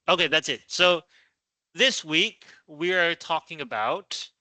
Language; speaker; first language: English; non-native, fluent; Chinese